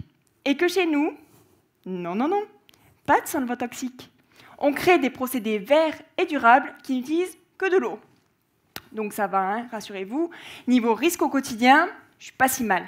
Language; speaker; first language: French; native; French